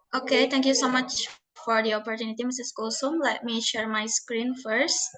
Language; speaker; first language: English; non-native, learner; Indonesian